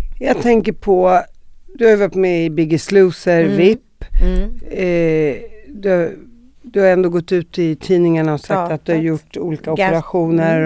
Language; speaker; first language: Swedish; native; Swedish